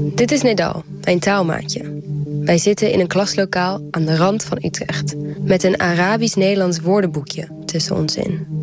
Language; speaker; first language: Dutch; early bilingual, heritage; Dutch